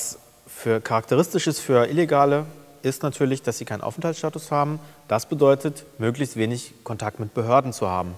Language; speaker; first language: German; early bilingual, other home language; Turkish